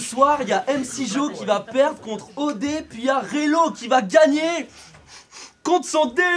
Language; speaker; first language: French; native; French